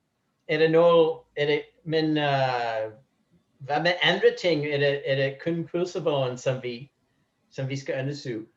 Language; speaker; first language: Danish; non-native, fluent; English